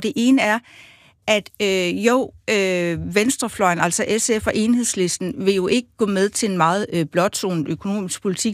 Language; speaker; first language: Danish; native; Danish